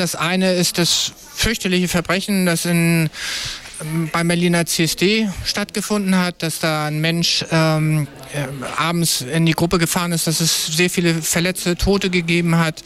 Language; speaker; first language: German; native; German